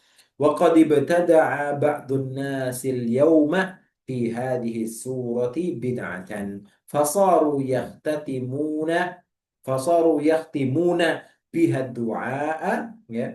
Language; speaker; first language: Arabic; non-native, fluent; Indonesian